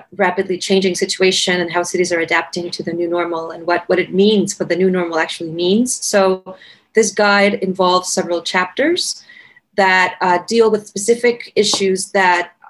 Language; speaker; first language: English; non-native, fluent; Spanish